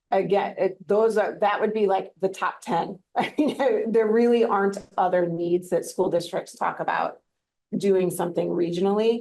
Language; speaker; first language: English; native; English